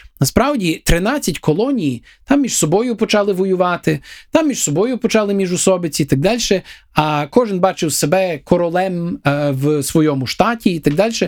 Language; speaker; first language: Ukrainian; early bilingual, heritage; Ukrainian